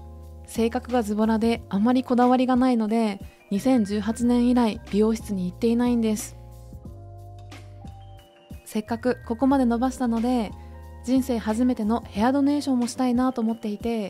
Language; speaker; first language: Japanese; native; Japanese